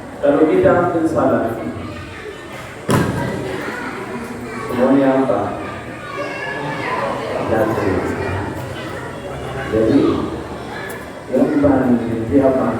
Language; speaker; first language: Indonesian; non-native, learner; Arabic